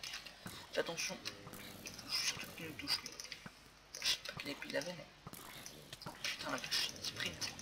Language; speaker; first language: French; native; French